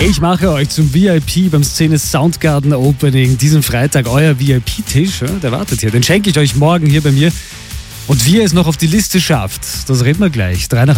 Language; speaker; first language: German; native; German